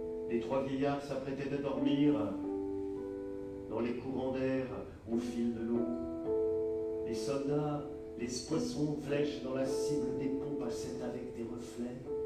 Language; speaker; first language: French; native; French